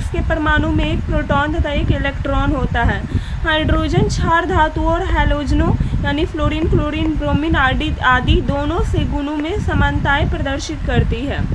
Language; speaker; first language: Hindi; native; Hindi